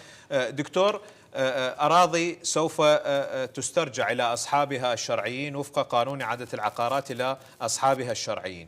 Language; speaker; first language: Arabic; native; Arabic